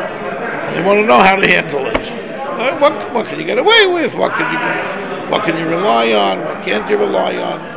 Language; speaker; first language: English; native; English